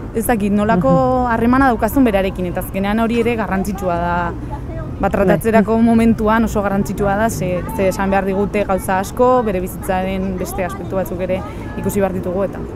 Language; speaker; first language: Basque; non-native, local second language; Spanish